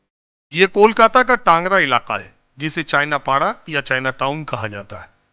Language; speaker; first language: Hindi; native; Hindi